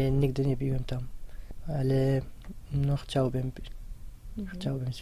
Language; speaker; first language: Polish; non-native, learner; Hebrew